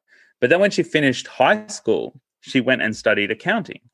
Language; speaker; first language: English; native; English